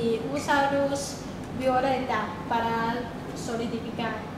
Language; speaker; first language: Spanish; non-native, learner; Chinese